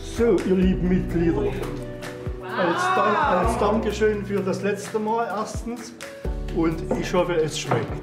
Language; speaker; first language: German; native; German